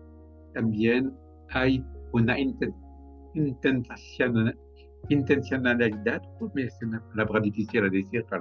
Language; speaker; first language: Spanish; non-native, fluent; French